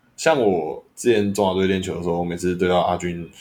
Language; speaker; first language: Chinese; native; Chinese